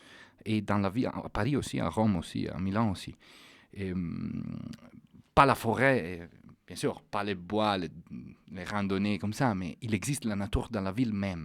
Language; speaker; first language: French; non-native, fluent; Italian